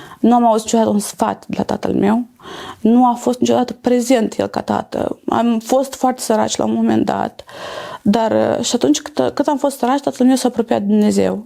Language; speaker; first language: Romanian; native; Romanian